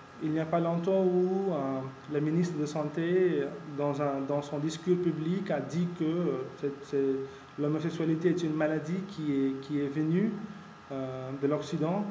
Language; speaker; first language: French; non-native, fluent; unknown